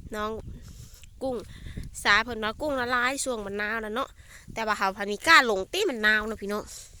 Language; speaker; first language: Thai; native; Thai